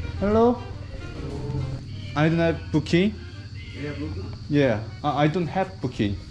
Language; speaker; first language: English; non-native, learner; Korean